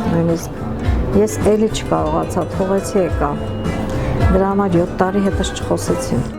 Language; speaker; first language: Armenian; non-native, local second language; Kurdish